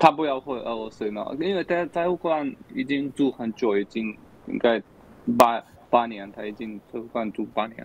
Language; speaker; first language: Chinese; non-native, learner; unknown